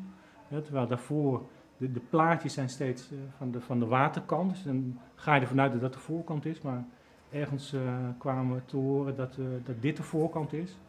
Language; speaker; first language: Dutch; native; Dutch